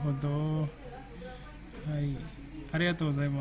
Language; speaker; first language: Japanese; non-native, fluent; Indonesian